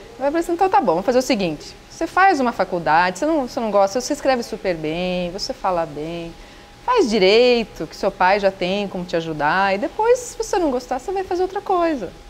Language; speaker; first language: Portuguese; native; Portuguese